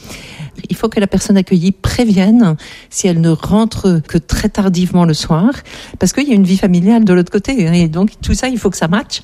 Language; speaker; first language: French; native; French